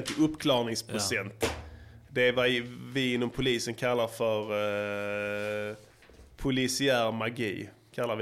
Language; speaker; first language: Swedish; native; Swedish